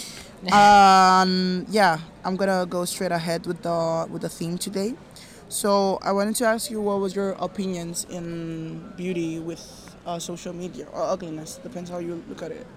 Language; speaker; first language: English; non-native, local second language; Spanish